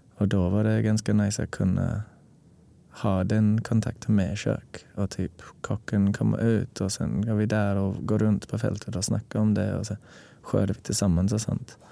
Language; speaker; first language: Swedish; non-native, fluent; English